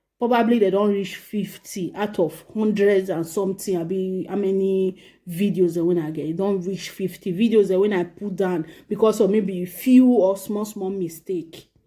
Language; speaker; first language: Nigerian Pidgin; native; Nigerian Pidgin